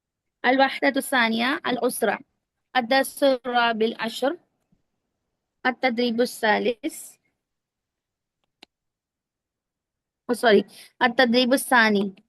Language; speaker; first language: Arabic; non-native, learner; Urdu